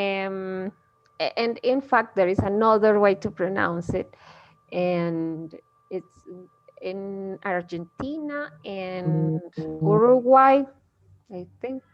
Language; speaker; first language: English; non-native, fluent; Spanish